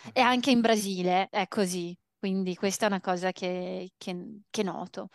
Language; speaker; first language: Italian; early bilingual, other home language; Portuguese